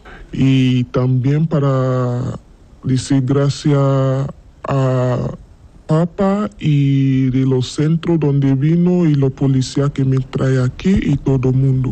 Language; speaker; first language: Spanish; non-native, learner; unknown